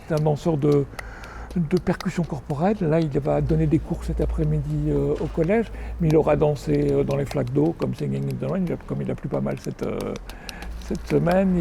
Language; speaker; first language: French; native; French